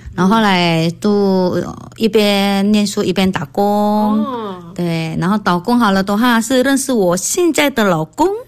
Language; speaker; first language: Chinese; non-native, fluent; Indonesian